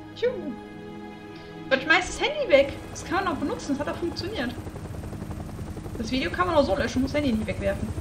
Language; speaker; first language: German; native; German